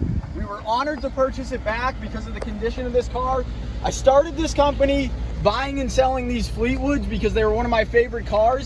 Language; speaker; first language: English; native; English